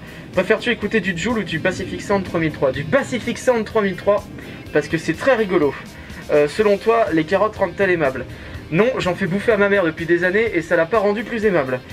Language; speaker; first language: French; native; French